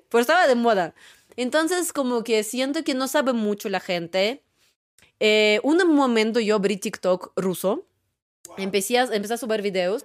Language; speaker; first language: Spanish; non-native, fluent; Russian